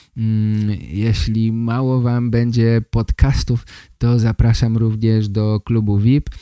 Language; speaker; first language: Polish; native; Polish